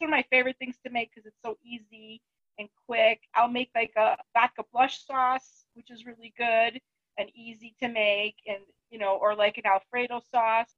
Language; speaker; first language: English; native; English